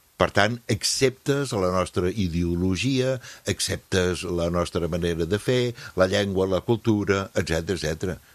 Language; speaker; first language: Catalan; non-native, fluent; English